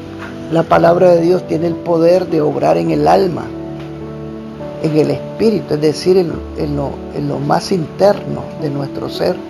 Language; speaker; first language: Spanish; native; Spanish